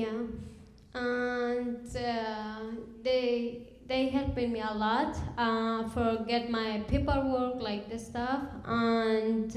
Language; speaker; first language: English; non-native, learner; Kurdish